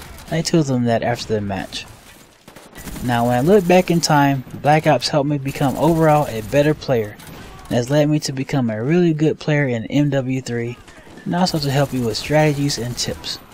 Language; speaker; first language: English; native; English